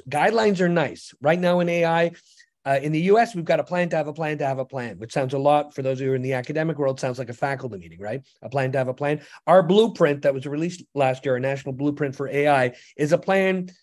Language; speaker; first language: English; native; English